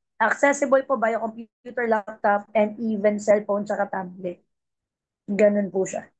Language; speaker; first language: Filipino; non-native, local second language; Cebuano